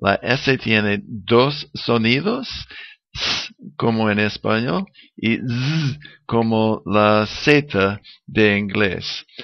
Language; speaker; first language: Spanish; non-native, learner; English